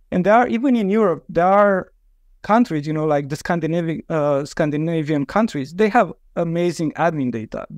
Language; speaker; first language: English; non-native, fluent; Romanian